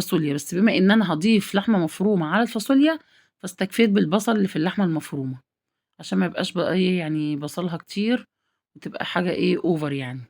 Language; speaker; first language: Arabic; native; Arabic